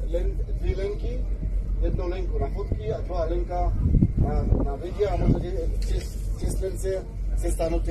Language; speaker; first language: Czech; non-native, fluent; Arabic